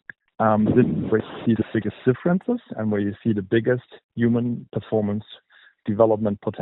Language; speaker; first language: English; non-native, fluent; German